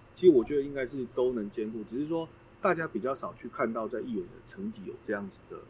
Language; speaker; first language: Chinese; native; Chinese